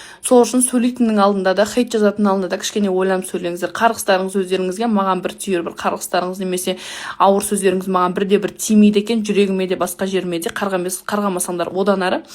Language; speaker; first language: Kazakh; non-native, local second language; Russian